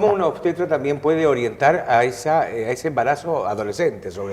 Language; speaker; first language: Spanish; native; Spanish